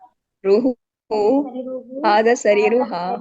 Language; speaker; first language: Arabic; non-native, learner; Urdu